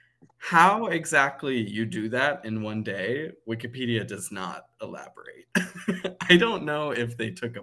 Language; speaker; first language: English; native; English